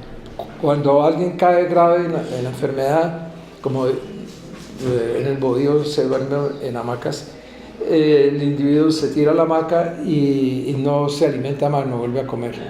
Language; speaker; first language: Spanish; native; Spanish